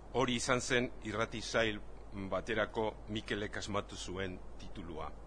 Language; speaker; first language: Basque; non-native, local second language; Spanish